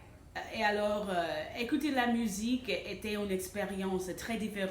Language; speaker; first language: French; non-native, fluent; English